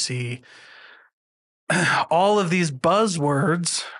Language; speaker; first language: English; native; English